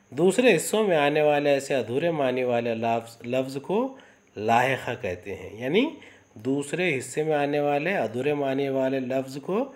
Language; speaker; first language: Urdu; native; Urdu